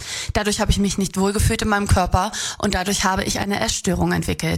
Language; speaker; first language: German; native; German